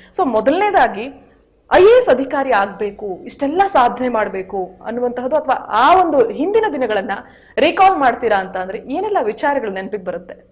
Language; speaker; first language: Kannada; native; Kannada